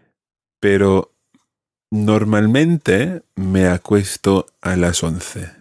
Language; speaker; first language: Spanish; non-native, fluent; English